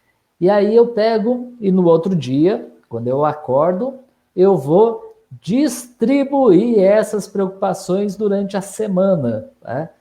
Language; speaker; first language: Portuguese; native; Portuguese